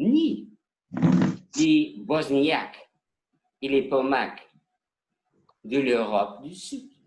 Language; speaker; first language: French; non-native, learner; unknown